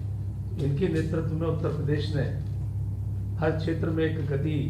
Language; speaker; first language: Hindi; native; Hindi